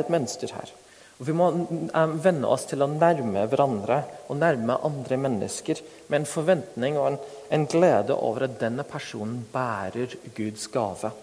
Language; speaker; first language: Norwegian; non-native, fluent; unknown